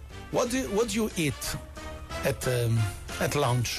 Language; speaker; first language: English; non-native, learner; Italian